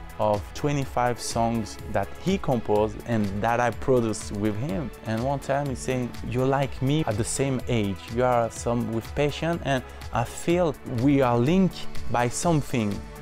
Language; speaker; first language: English; non-native, fluent; French